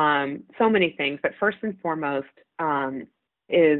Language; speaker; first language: English; native; English